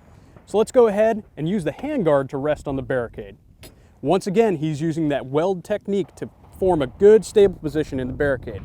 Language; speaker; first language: English; native; English